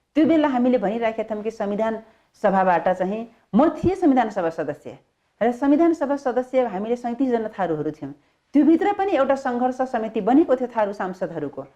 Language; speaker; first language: Nepali; non-native, local second language; Dangaura Tharu